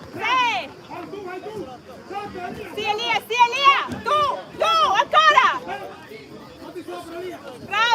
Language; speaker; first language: Italian; native; Italian